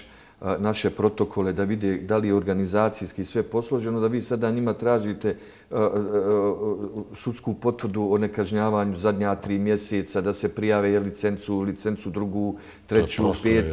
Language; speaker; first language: Serbian; native; Serbian